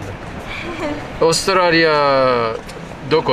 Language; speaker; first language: Japanese; non-native, learner; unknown